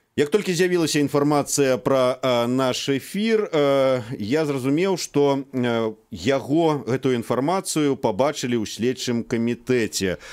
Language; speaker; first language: Belarusian; native; Belarusian